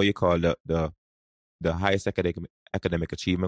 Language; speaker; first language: English; non-native, local second language; Jamaican Creole English